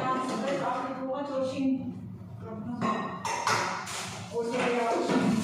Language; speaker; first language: English; non-native, learner; Filipino